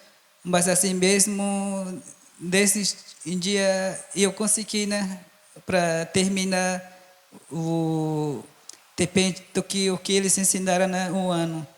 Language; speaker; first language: Portuguese; non-native, local second language; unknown